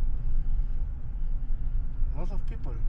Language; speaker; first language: English; non-native, learner; Spanish